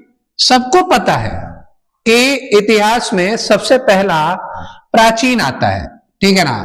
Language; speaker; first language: Hindi; native; Hindi